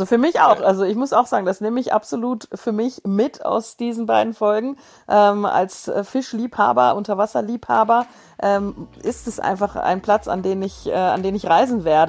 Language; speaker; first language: German; native; German